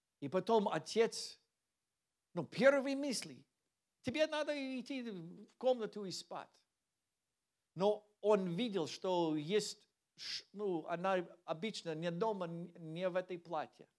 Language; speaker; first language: Russian; non-native, learner; English